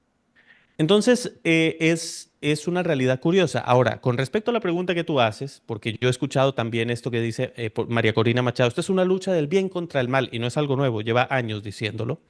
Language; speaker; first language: Spanish; native; Spanish